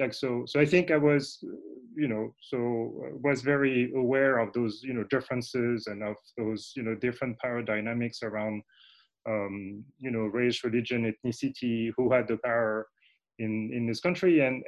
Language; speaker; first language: English; non-native, fluent; French